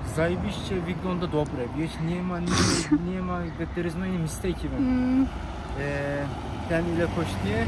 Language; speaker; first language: Polish; non-native, learner; Turkish